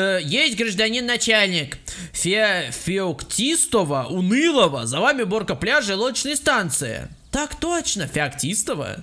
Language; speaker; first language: Russian; native; Russian